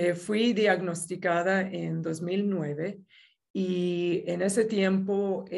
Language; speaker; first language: Spanish; native; Spanish